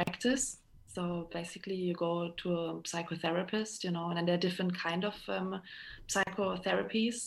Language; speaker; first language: English; non-native, fluent; German